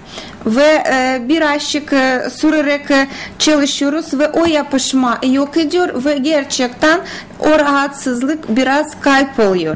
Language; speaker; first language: Turkish; non-native, learner; Russian